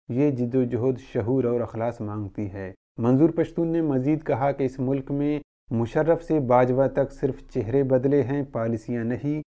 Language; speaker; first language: Urdu; non-native, local second language; Baluchi